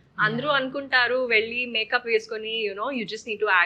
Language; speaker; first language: Telugu; non-native, local second language; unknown